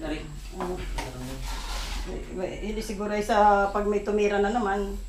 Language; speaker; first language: Filipino; native; Filipino